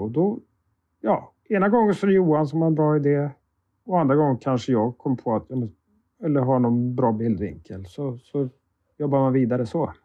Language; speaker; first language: Swedish; native; Swedish